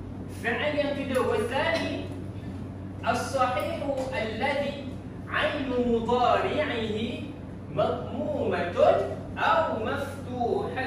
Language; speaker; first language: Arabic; non-native, learner; Malay